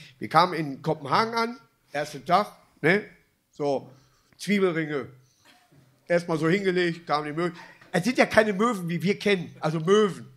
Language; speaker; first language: German; native; German